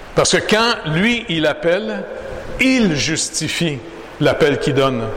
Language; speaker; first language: French; native; French